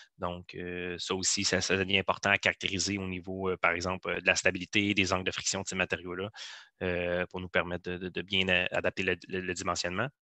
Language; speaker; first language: French; native; French